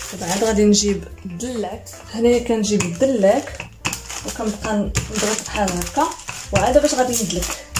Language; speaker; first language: Arabic; native; Arabic